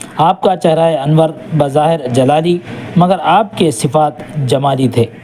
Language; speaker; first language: Urdu; native; Urdu